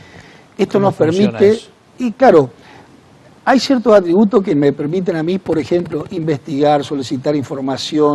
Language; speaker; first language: Spanish; native; Spanish